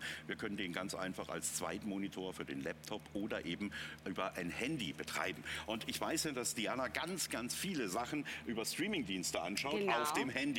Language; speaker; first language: German; native; German